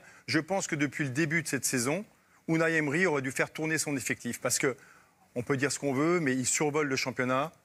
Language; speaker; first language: French; native; French